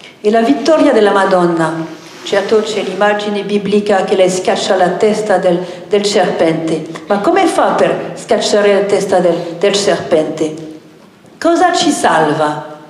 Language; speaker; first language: Italian; non-native, fluent; French